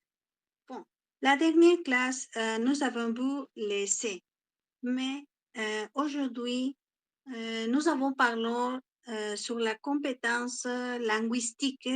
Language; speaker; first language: French; non-native, learner; Spanish